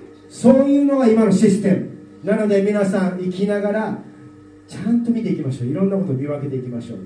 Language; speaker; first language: Japanese; native; Japanese